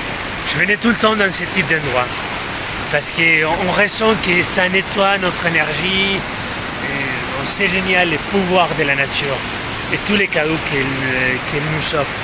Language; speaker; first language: French; non-native, fluent; Spanish